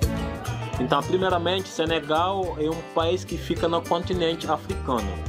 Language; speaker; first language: Portuguese; non-native, fluent; Wolof